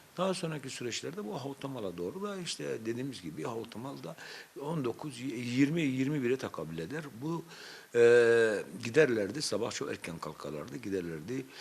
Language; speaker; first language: Turkish; non-native, local second language; Zaza